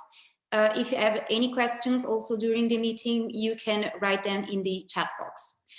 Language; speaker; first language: English; non-native, fluent; Italian